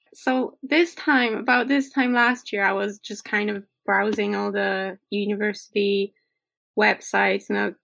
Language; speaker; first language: English; non-native, fluent; Polish